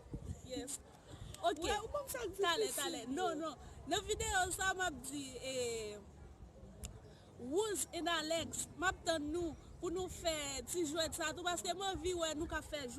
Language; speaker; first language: French; non-native, local second language; Haitian Creole